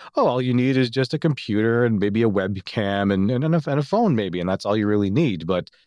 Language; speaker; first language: English; native; English